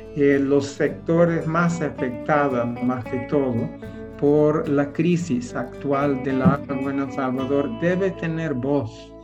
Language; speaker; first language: Spanish; non-native, fluent; English